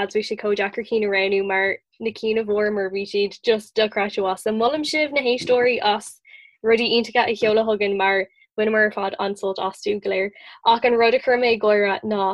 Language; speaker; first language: Irish; non-native, local second language; English